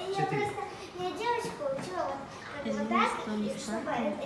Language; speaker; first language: Russian; native; Russian